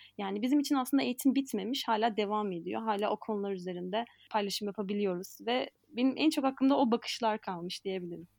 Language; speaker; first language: Turkish; native; Turkish